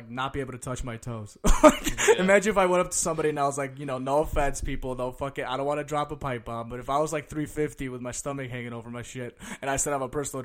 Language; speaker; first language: English; native; English